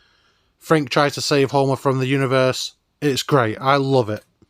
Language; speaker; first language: English; native; English